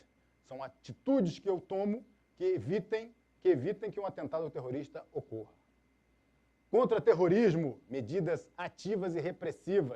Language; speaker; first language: Portuguese; native; Portuguese